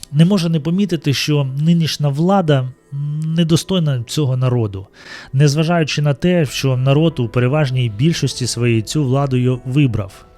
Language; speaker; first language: Ukrainian; non-native, local second language; Russian